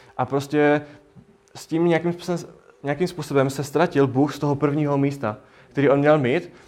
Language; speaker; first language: Czech; native; Czech